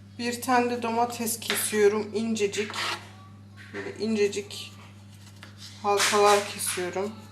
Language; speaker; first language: Turkish; early bilingual, heritage; Turkish